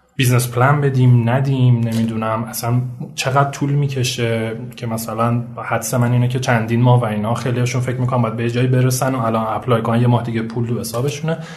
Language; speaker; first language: Persian; native; Persian